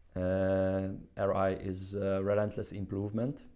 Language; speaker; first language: English; non-native, fluent; Hungarian